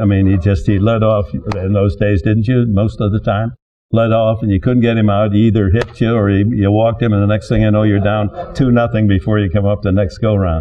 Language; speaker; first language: English; native; English